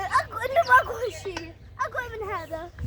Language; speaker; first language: Arabic; native; Arabic